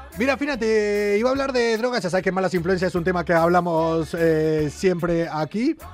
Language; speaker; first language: Spanish; native; Spanish